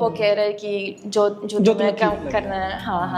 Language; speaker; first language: Hindi; non-native, fluent; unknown